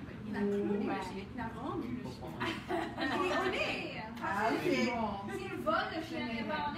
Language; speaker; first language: French; non-native, learner; English